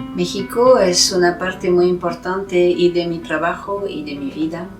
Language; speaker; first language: Spanish; non-native, fluent; French